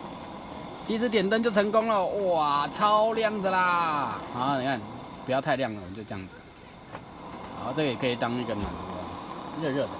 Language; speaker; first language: Chinese; native; Chinese